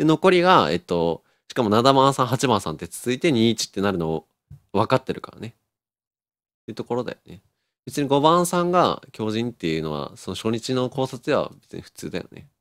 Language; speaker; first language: Japanese; native; Japanese